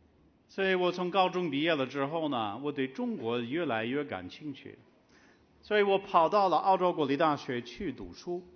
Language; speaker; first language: Chinese; non-native, fluent; English